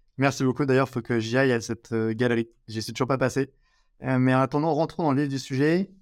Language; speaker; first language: French; native; French